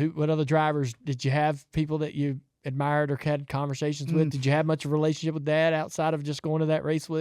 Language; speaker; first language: English; native; English